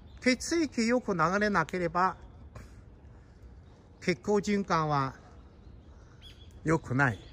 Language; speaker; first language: Japanese; non-native, fluent; Chinese